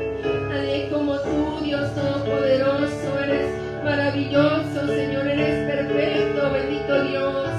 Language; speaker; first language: Spanish; native; Spanish